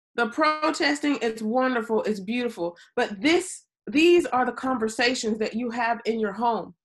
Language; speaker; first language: English; native; English